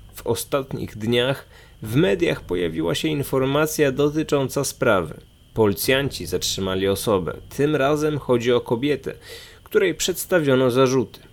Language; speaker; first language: Polish; native; Polish